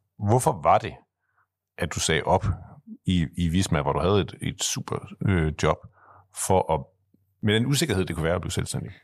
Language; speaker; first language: Danish; native; Danish